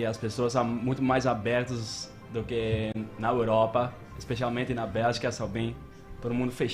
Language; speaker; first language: Portuguese; non-native, learner; Dutch